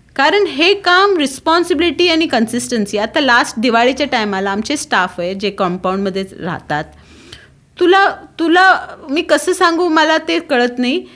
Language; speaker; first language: Marathi; non-native, local second language; Tulu